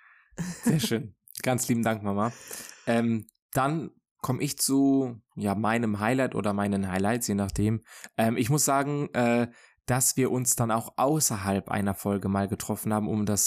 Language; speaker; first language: German; native; German